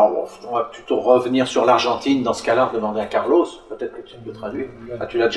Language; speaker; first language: French; native; French